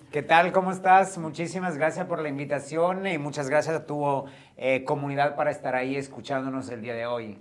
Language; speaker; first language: Spanish; non-native, fluent; Italian